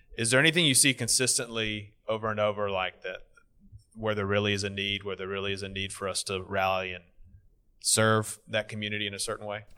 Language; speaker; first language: English; native; English